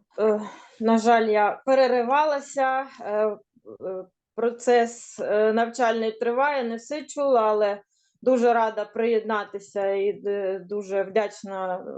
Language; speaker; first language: Ukrainian; native; Ukrainian